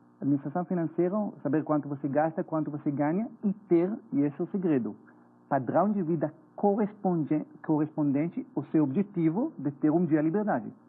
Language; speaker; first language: Portuguese; non-native, fluent; Hebrew